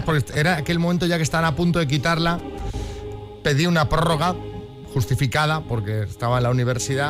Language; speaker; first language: Spanish; native; Spanish